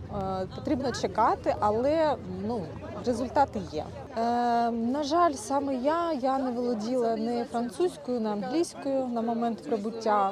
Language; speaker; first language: Ukrainian; native; Ukrainian